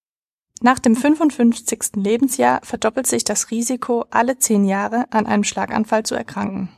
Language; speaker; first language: German; native; German